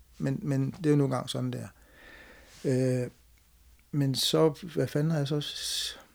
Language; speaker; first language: Danish; native; Danish